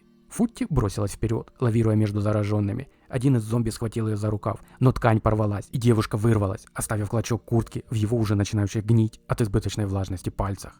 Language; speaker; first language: Russian; native; Russian